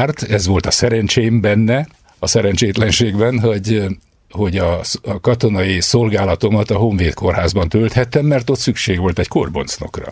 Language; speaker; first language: Hungarian; native; Hungarian